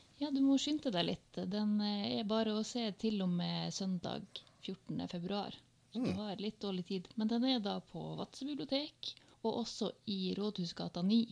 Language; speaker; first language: Norwegian; native; Norwegian